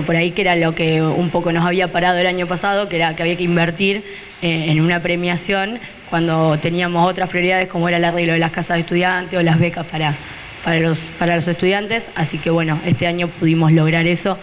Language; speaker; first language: Spanish; native; Spanish